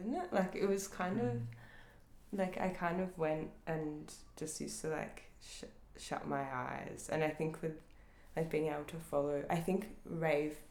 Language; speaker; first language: English; native; English